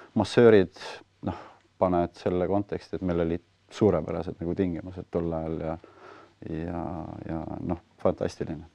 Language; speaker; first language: Estonian; native; Estonian